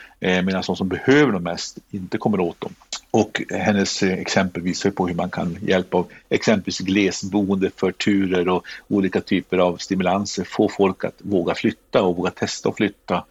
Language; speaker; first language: Swedish; native; Swedish